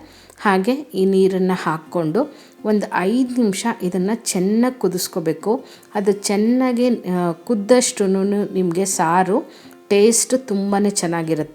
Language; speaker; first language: Kannada; native; Kannada